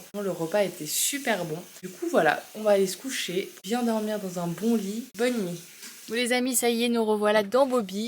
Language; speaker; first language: French; native; French